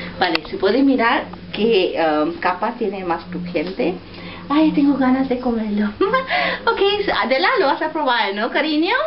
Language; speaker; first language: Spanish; non-native, fluent; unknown